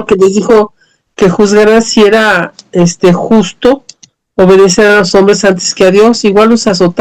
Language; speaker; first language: Spanish; native; Spanish